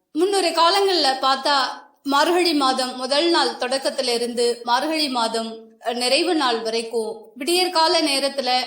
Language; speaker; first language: Tamil; native; Tamil